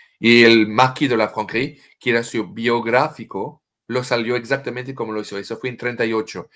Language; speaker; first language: Spanish; non-native, fluent; French